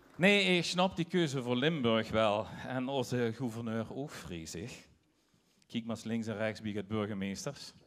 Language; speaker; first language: Dutch; native; Dutch